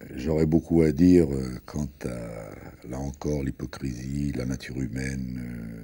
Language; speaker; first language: French; early bilingual, other home language; Italian